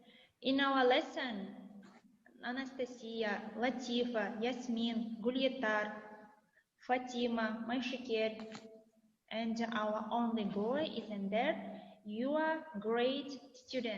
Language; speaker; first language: English; non-native, fluent; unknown